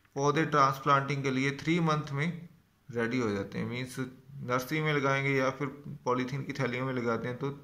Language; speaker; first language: Hindi; non-native, local second language; Punjabi